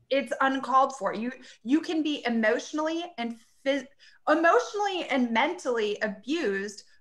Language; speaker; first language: English; native; English